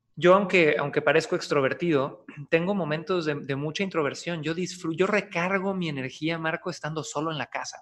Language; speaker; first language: Spanish; native; Spanish